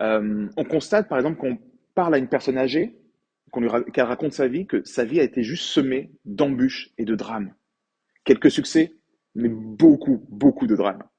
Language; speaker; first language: French; native; French